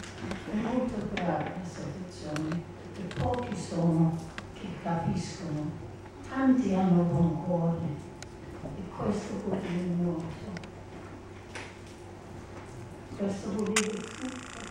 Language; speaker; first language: Italian; non-native, learner; English